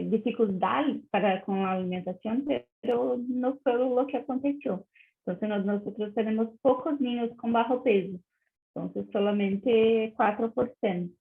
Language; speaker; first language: Spanish; non-native, learner; Portuguese